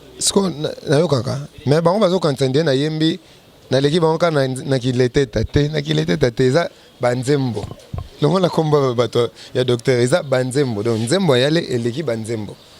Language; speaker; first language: Lingala; native; Lingala